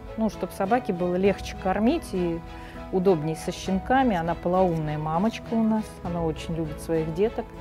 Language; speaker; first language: Russian; native; Russian